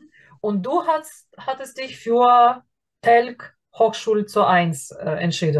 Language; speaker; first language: German; non-native, fluent; Russian